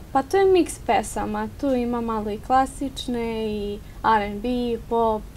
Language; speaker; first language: Serbian; native; Serbian